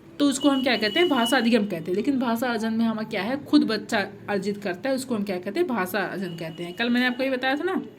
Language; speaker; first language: Hindi; native; Hindi